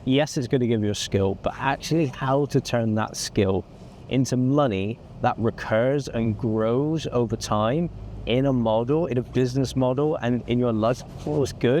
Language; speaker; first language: English; native; English